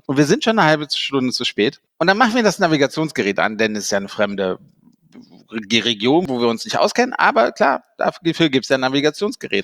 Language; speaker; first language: German; native; German